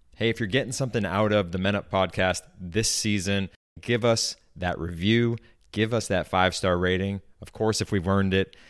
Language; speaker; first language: English; native; English